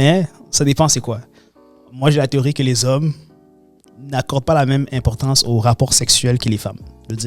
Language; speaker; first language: French; native; French